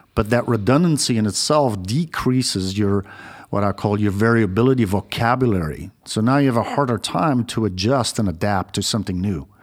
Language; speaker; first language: English; non-native, fluent; Dutch